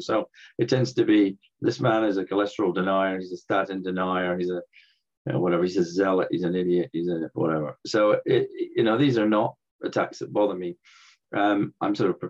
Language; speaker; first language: English; native; English